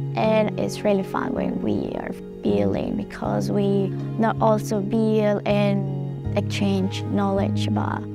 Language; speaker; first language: English; non-native, fluent; Spanish